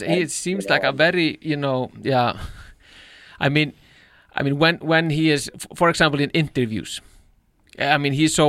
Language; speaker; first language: English; non-native, fluent; Icelandic